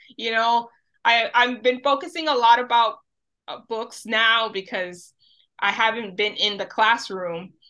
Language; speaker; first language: English; early bilingual, other home language; Spanish